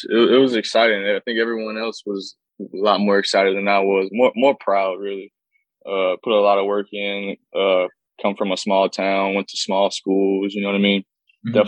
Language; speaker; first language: English; native; English